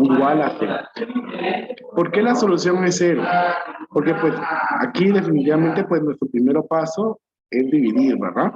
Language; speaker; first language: Spanish; native; Spanish